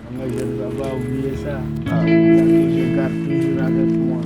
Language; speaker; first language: French; non-native, local second language; Fula